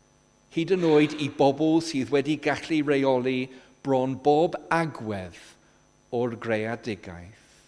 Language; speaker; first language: Welsh; non-native, fluent; English